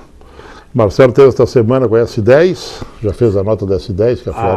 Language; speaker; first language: Portuguese; native; Portuguese